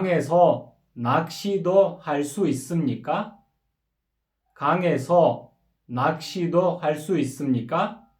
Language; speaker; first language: Korean; non-native, fluent; Kyrgyz